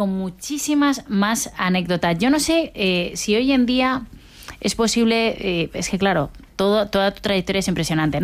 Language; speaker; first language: Spanish; native; Spanish